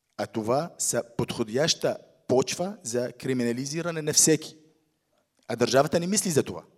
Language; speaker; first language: Bulgarian; non-native, fluent; Arabic